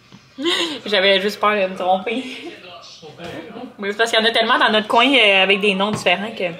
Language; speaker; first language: French; native; French